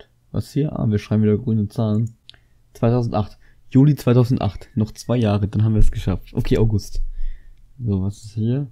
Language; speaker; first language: German; native; German